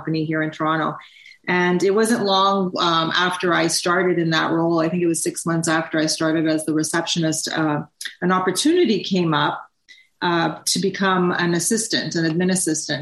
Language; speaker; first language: English; native; English